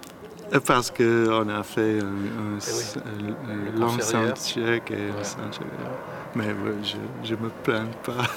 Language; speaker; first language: French; non-native, learner; Arabic